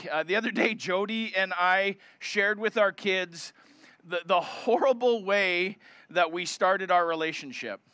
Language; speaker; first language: English; native; English